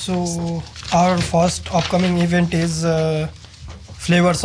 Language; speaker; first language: English; non-native, local second language; Nepali